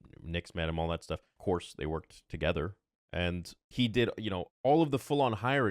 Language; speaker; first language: English; native; English